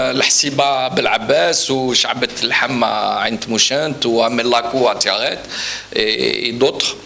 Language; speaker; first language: French; non-native, local second language; Arabic